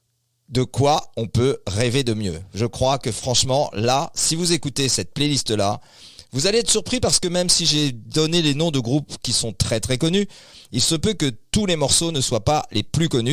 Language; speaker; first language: French; native; French